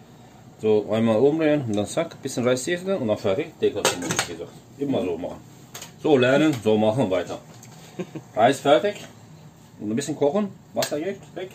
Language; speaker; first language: German; non-native, learner; Turkish